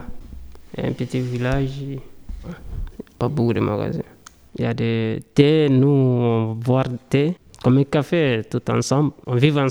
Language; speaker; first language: French; non-native, learner; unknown